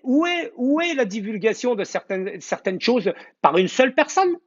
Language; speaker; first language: French; native; French